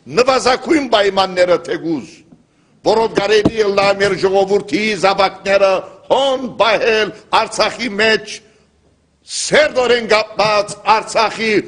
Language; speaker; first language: Armenian; early bilingual, heritage; Armenian